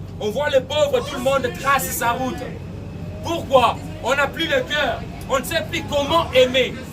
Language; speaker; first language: French; non-native, local second language; Lingala